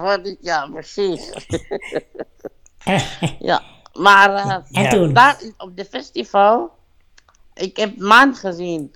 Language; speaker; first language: Dutch; non-native, fluent; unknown